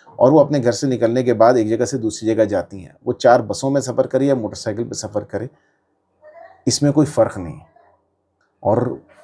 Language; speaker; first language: Urdu; native; Urdu